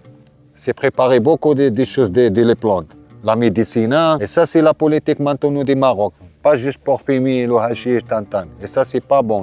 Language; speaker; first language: French; non-native, learner; Arabic